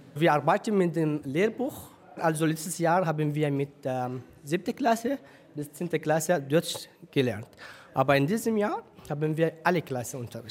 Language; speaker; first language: German; non-native, fluent; Arabic